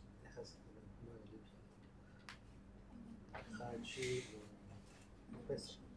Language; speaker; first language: Hebrew; non-native, learner; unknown